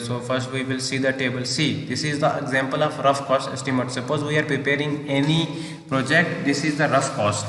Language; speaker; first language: English; non-native, local second language; Hindi